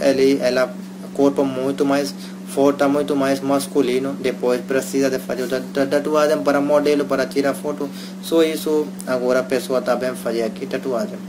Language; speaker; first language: Portuguese; non-native, learner; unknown